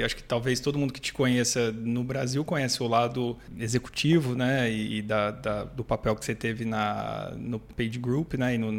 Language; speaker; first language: Portuguese; native; Portuguese